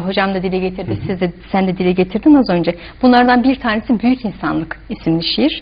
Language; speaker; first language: Turkish; native; Turkish